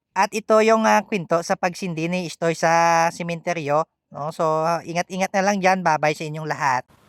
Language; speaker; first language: Filipino; non-native, local second language; Hiligaynon